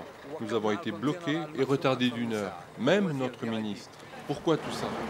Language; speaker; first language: French; native; French